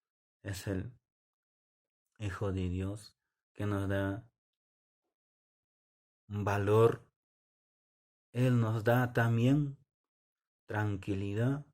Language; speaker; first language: Spanish; non-native, local second language; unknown